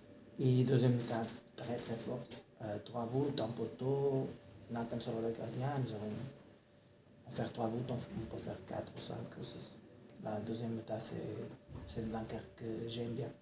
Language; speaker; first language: French; non-native, learner; Portuguese